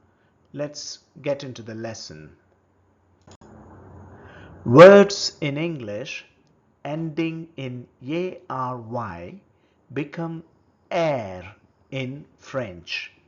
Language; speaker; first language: English; non-native, local second language; Telugu